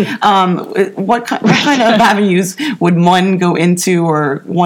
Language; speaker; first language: English; native; English